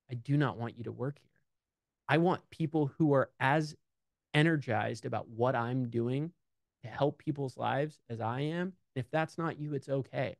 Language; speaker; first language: English; native; English